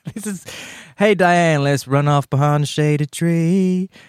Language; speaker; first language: English; native; English